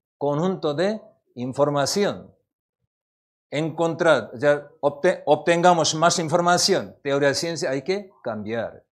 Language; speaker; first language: Spanish; non-native, learner; Korean